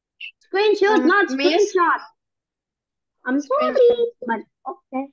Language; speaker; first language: English; non-native, learner; Indonesian